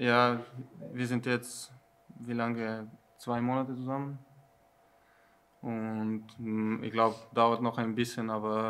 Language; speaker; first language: German; non-native, learner; Slovenian